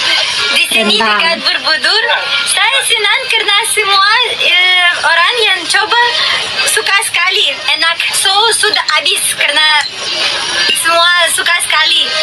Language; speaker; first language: Indonesian; non-native, learner; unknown